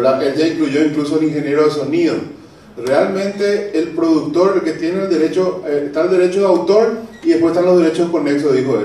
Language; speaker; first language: Spanish; native; Spanish